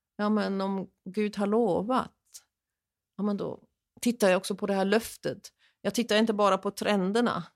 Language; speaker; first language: Swedish; non-native, fluent; German